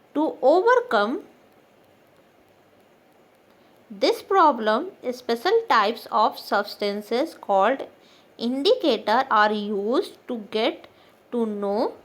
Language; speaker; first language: English; non-native, local second language; Hindi